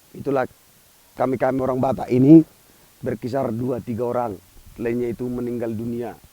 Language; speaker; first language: Indonesian; non-native, local second language; Batak Toba